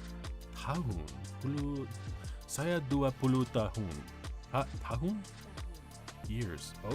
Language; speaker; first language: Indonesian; non-native, learner; English